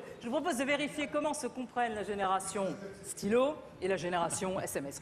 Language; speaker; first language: French; native; French